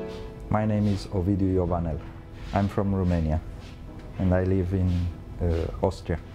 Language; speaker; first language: English; non-native, learner; Romanian